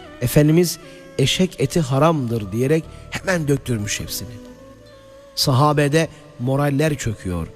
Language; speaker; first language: Turkish; native; Turkish